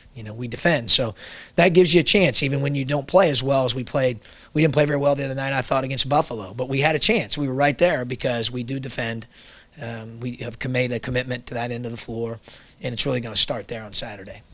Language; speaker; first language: English; native; English